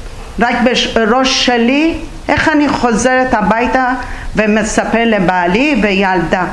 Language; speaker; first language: Hebrew; non-native, learner; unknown